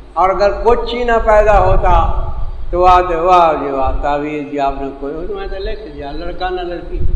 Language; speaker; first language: Urdu; non-native, local second language; Saraiki